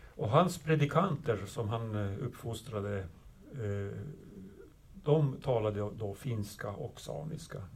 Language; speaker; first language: Swedish; native; Swedish